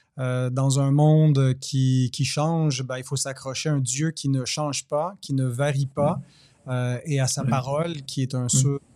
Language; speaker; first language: French; native; French